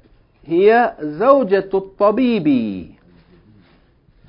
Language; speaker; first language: Arabic; non-native, fluent; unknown